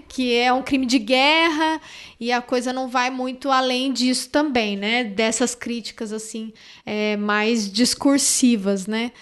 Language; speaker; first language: Portuguese; native; Portuguese